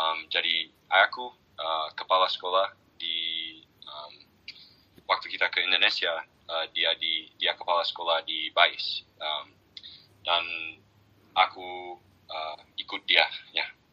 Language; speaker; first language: Indonesian; non-native, learner; English